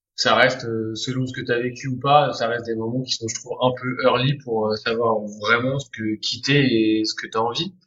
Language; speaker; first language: French; native; French